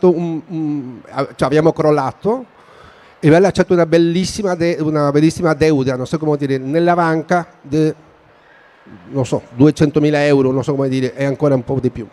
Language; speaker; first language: Italian; non-native, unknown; Spanish